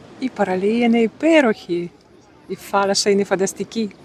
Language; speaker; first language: Greek; non-native, learner; Russian